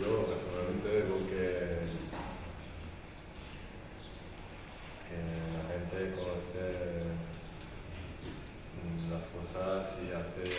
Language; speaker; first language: Spanish; non-native, learner; French